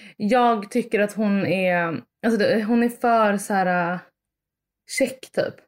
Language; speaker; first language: Swedish; early bilingual, other home language; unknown